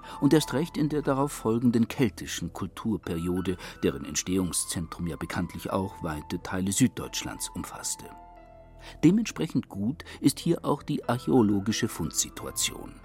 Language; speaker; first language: German; native; German